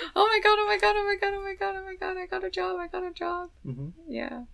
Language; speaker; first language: English; non-native, fluent; Chinese